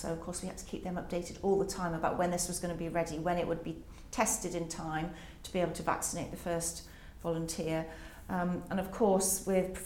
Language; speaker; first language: English; native; English